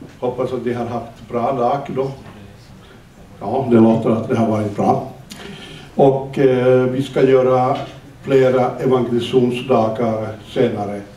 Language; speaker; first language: Swedish; non-native, fluent; Finnish